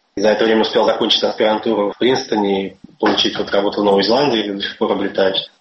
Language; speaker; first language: Russian; native; Russian